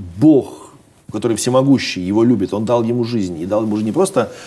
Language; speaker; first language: Russian; native; Russian